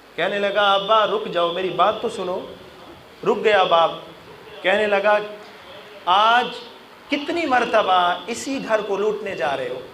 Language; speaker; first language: Urdu; non-native, local second language; Saraiki